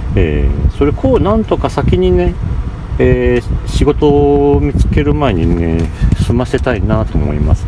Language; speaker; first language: Japanese; native; Japanese